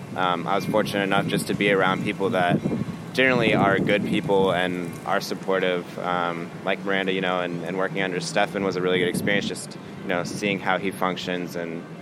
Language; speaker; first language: English; native; English